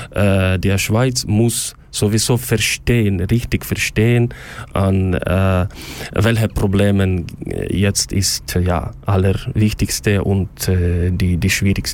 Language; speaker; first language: German; non-native, learner; Ukrainian